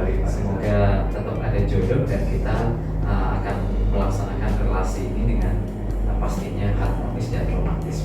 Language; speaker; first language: Indonesian; non-native, local second language; Javanese